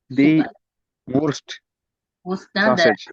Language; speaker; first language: German; non-native, learner; Tamil